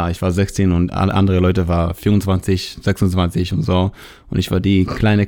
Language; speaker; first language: German; non-native, learner; Hebrew